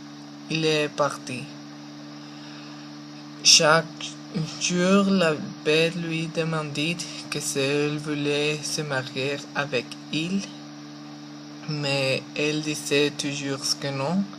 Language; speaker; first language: French; non-native, learner; Spanish